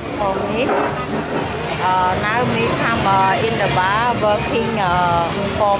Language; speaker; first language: English; non-native, learner; Khmer